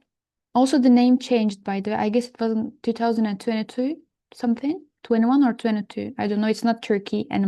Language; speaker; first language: English; non-native, fluent; Turkish